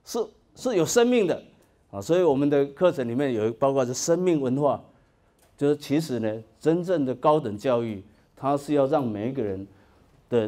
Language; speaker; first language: Chinese; native; Chinese